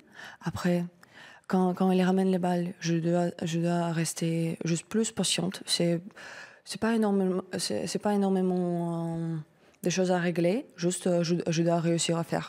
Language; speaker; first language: French; non-native, learner; Russian